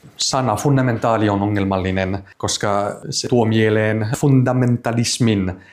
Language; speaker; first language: Finnish; non-native, fluent; French